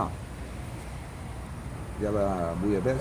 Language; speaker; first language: French; non-native, learner; Italian